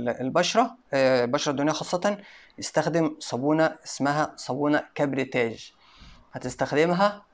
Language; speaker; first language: Arabic; native; Arabic